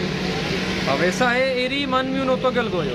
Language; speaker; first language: Korean; non-native, fluent; Urdu